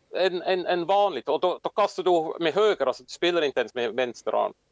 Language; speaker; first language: Swedish; non-native, fluent; Swiss German